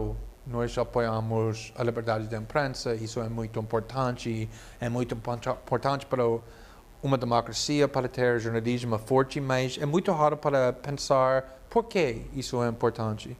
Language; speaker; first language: Portuguese; non-native, fluent; English